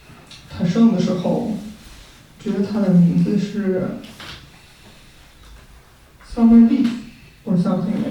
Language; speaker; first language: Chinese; non-native, fluent; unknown